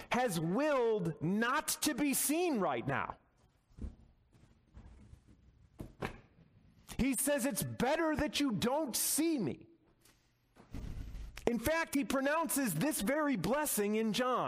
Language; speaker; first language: English; native; English